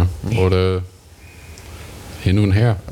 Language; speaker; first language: German; non-native, learner; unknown